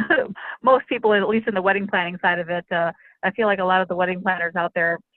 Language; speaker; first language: English; native; English